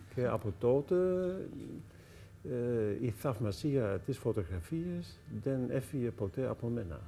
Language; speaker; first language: Greek; non-native, learner; Dutch